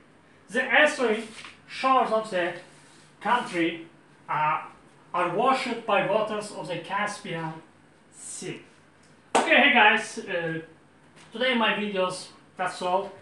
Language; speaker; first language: English; non-native, learner; Azerbaijani